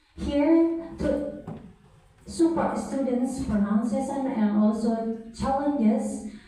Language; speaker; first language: English; non-native, learner; Indonesian